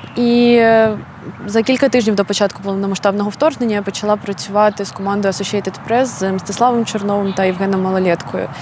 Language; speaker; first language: Ukrainian; native; Ukrainian